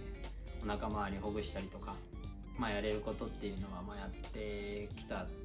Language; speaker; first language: Japanese; native; Japanese